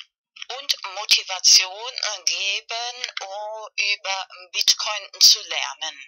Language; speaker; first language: German; non-native, fluent; Spanish